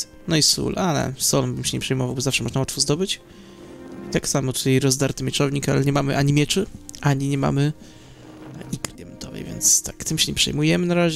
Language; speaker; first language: Polish; native; Polish